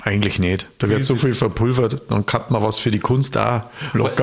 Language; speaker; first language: German; native; German